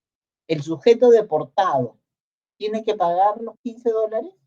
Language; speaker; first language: Spanish; native; Spanish